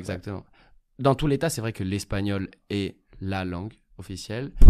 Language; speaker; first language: French; early bilingual, heritage; Catalan